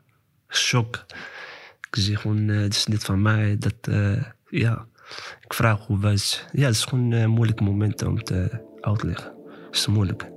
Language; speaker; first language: Dutch; non-native, learner; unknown